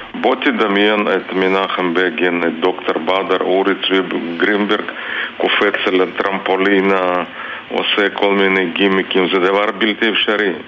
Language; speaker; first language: Hebrew; non-native, fluent; Russian